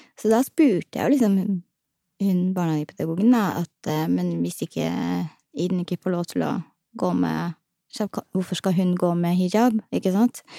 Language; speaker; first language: Norwegian; early bilingual, other home language; Somali